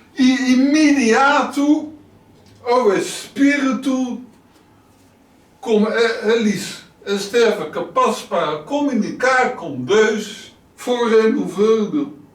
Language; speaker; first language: Portuguese; non-native, learner; Dutch